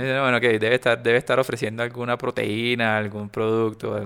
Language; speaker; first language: Spanish; native; Spanish